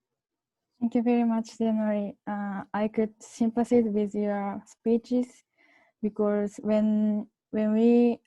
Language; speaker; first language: English; non-native, learner; Japanese